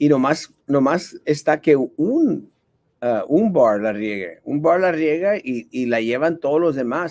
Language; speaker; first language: Spanish; early bilingual, heritage; Spanish